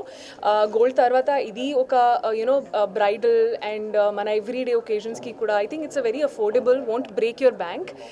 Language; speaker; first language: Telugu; non-native, local second language; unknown